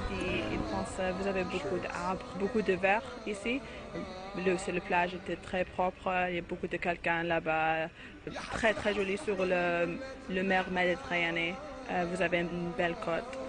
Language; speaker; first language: French; non-native, learner; English